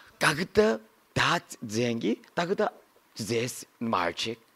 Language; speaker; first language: Russian; non-native, learner; Korean